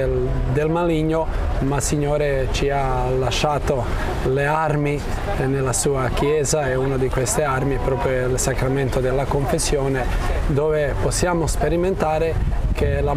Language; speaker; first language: Italian; non-native, fluent; Croatian